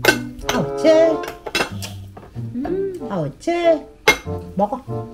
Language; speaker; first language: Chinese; non-native, learner; Korean